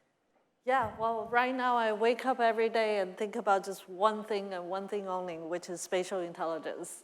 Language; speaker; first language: English; non-native, fluent; Chinese